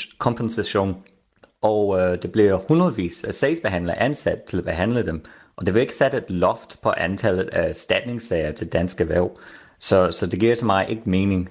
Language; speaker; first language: Danish; non-native, fluent; English